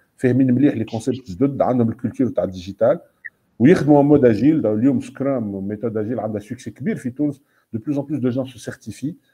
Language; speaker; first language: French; non-native, local second language; Arabic